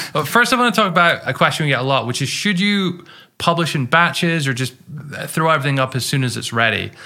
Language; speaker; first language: English; native; English